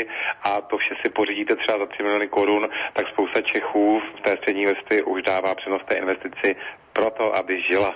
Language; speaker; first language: Czech; native; Czech